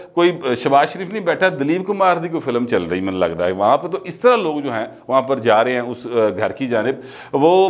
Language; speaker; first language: Urdu; non-native, local second language; Punjabi